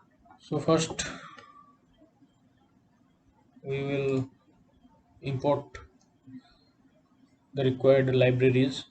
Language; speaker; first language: English; non-native, local second language; Odia